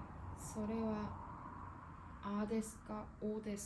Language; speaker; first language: Japanese; non-native, learner; Korean